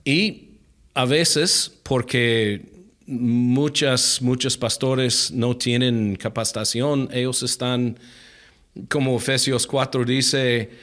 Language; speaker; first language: Spanish; non-native, fluent; English